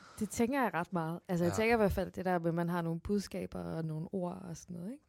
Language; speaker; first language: Danish; native; Danish